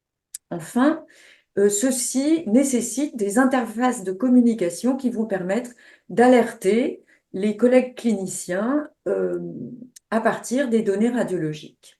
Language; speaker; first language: French; native; French